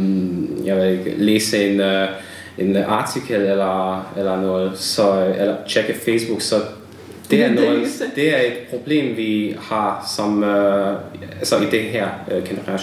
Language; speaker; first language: Danish; non-native, learner; Hungarian